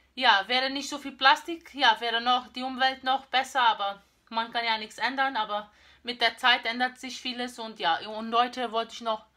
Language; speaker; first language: German; non-native, learner; Portuguese